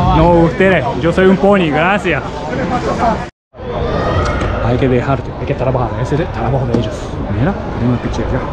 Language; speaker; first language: Spanish; non-native, learner; Japanese